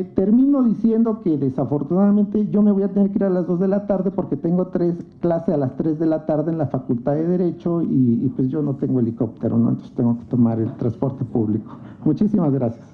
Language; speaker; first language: Spanish; native; Spanish